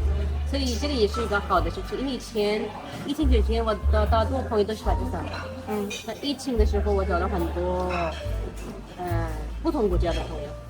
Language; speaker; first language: Chinese; non-native, fluent; Urdu